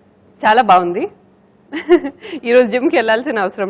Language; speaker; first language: Telugu; non-native, learner; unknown